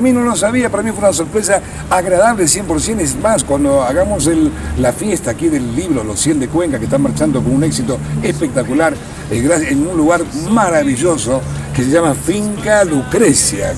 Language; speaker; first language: Spanish; native; Spanish